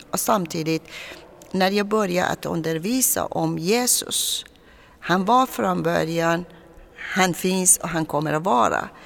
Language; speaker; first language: Swedish; non-native, fluent; Persian